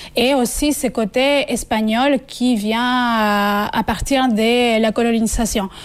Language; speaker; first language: French; non-native, fluent; Spanish